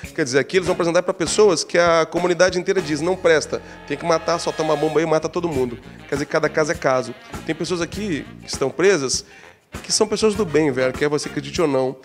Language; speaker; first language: Portuguese; native; Portuguese